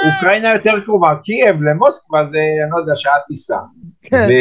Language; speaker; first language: Hebrew; native; Hebrew